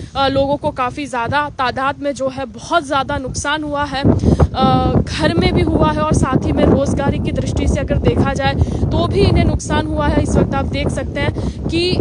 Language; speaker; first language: Hindi; non-native, local second language; Gujarati